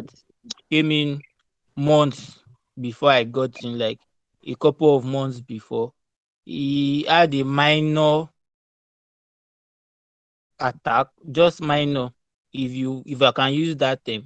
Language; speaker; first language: English; non-native, local second language; Yoruba